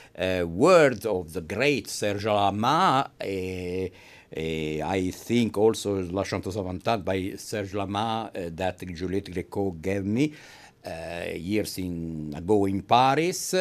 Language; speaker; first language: English; non-native, fluent; Italian